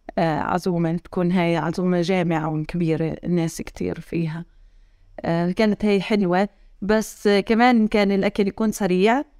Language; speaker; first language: Arabic; native; Arabic